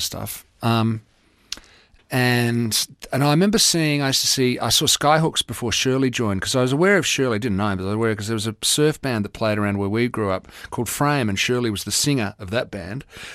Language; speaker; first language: English; native; English